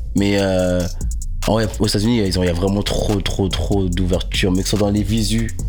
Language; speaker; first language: French; native; French